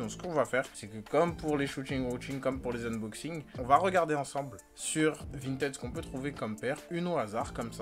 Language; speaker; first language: French; native; French